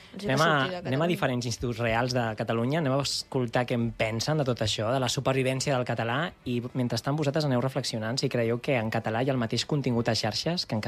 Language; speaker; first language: Catalan; native; Catalan